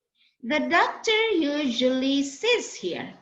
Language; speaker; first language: English; non-native, fluent; Indonesian